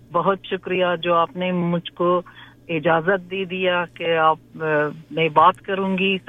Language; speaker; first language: Hindi; non-native, learner; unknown